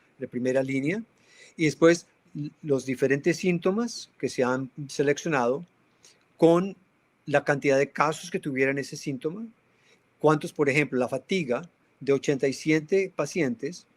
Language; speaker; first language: Spanish; native; Spanish